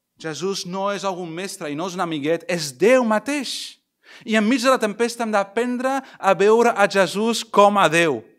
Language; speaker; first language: Catalan; non-native, fluent; English